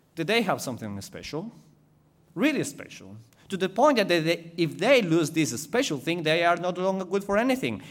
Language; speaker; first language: English; non-native, fluent; Spanish